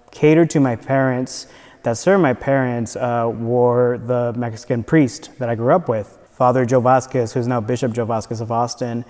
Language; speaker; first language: English; native; English